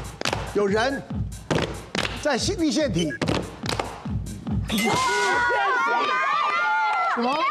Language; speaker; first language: Chinese; native; Chinese